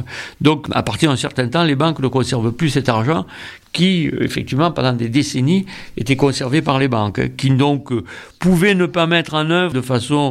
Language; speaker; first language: French; native; French